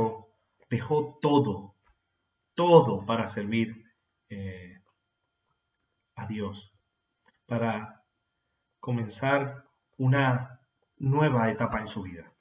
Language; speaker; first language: Spanish; native; Spanish